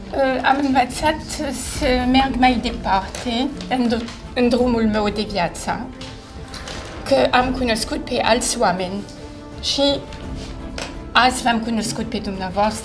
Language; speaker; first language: Romanian; non-native, fluent; French